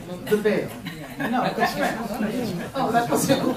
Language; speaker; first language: French; non-native, fluent; English